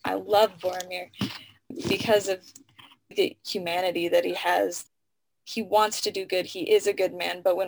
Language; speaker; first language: English; native; English